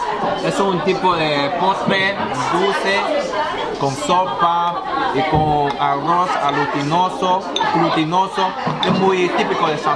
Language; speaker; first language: Spanish; non-native, fluent; Chinese